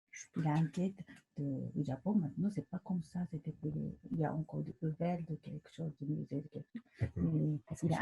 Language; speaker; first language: French; non-native, learner; Japanese